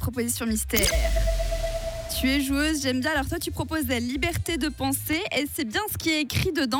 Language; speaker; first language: French; native; French